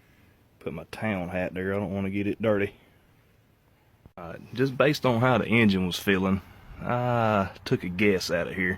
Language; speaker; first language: English; native; English